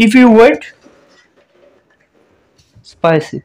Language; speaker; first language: English; non-native, learner; Bangla